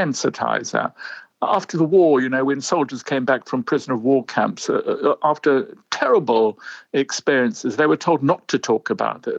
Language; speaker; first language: English; native; English